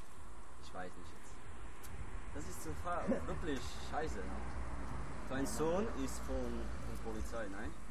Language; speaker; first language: German; non-native, learner; Slovak